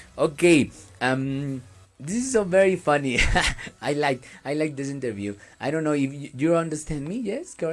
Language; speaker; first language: English; non-native, learner; Spanish